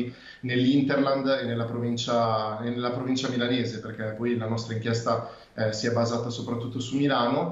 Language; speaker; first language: Italian; native; Italian